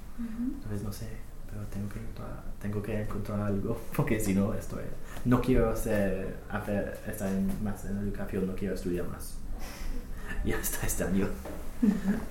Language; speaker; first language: Spanish; non-native, fluent; English